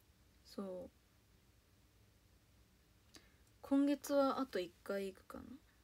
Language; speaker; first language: Japanese; native; Japanese